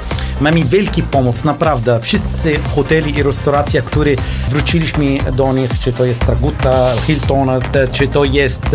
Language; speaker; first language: Polish; non-native, learner; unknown